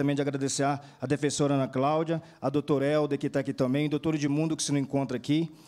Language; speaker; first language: Portuguese; native; Portuguese